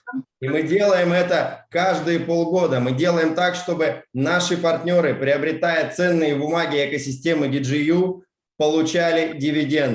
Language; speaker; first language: Russian; native; Russian